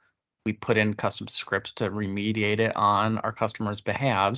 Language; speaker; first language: English; native; English